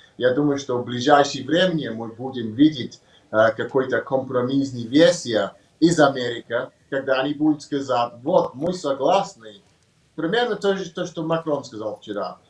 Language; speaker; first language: Russian; non-native, learner; English